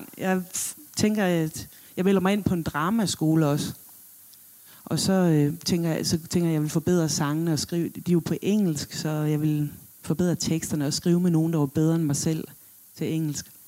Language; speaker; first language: Danish; native; Danish